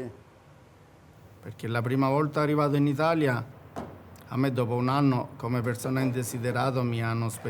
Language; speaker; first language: Italian; non-native, fluent; Albanian